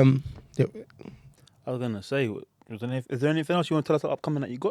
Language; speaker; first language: English; native; English